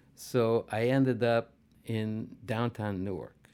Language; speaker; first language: English; non-native, fluent; Arabic